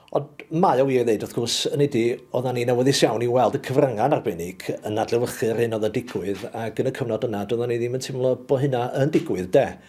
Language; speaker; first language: Welsh; native; Welsh